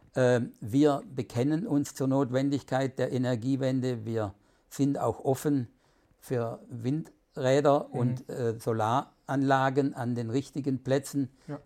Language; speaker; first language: German; native; German